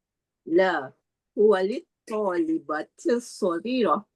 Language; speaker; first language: Arabic; non-native, learner; Malay